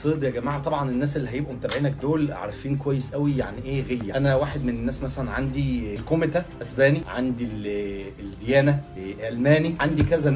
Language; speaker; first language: Arabic; native; Arabic